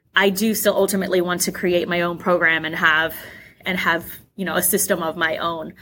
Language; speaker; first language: English; native; English